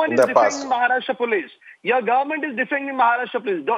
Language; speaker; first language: English; non-native, local second language; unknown